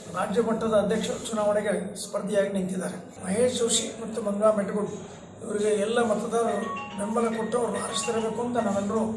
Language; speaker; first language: Kannada; native; Kannada